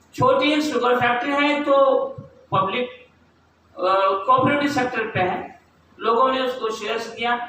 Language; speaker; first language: Hindi; non-native, local second language; Kannada